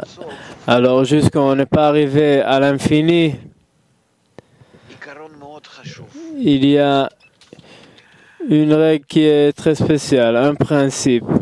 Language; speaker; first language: French; non-native, fluent; Hebrew